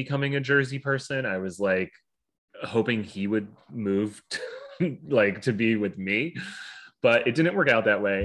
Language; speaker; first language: English; native; English